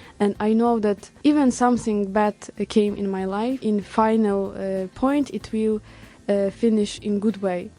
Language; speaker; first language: English; non-native, learner; Ukrainian